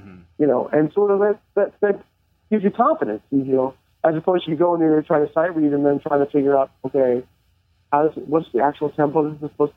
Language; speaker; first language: English; native; English